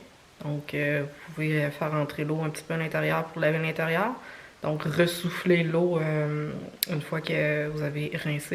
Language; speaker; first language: French; native; French